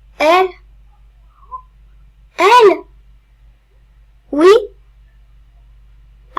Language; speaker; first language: French; native; French